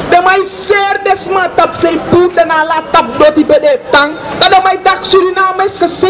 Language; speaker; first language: Dutch; non-native, local second language; Sranan Tongo